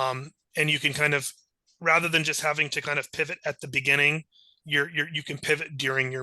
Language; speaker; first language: English; native; English